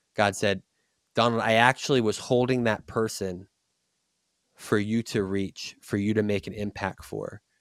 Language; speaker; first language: English; native; English